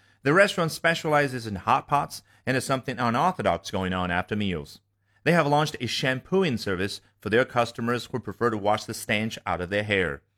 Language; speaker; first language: English; non-native, fluent; Chinese